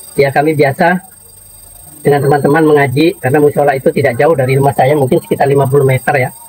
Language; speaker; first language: Indonesian; native; Indonesian